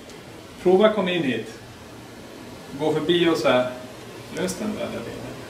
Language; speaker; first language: Swedish; native; Swedish